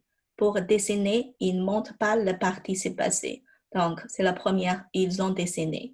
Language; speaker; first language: French; non-native, fluent; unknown